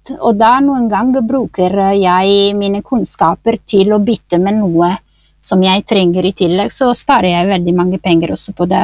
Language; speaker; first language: Norwegian; non-native, fluent; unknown